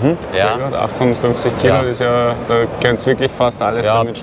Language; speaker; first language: German; native; German